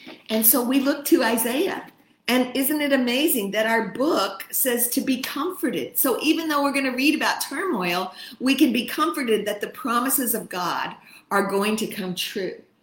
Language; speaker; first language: English; native; English